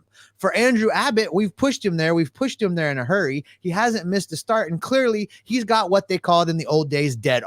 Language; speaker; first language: English; native; English